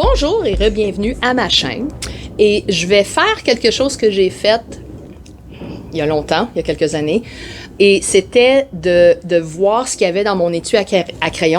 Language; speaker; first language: French; native; French